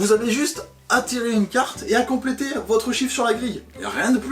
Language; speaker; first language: French; native; French